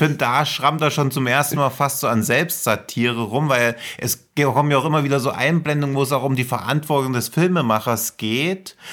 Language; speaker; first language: German; native; German